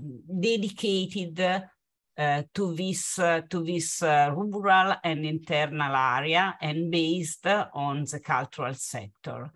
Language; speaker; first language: English; non-native, fluent; Italian